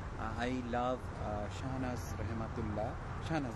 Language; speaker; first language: English; non-native, learner; Bangla